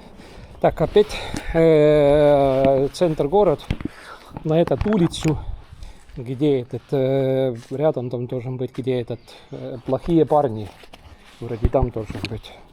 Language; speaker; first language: Russian; non-native, local second language; Estonian